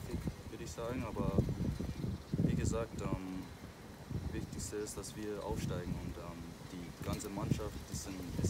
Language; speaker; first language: German; non-native, fluent; English